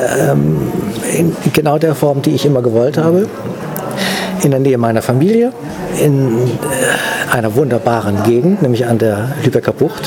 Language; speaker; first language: German; native; German